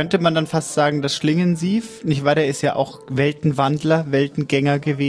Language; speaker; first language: German; native; German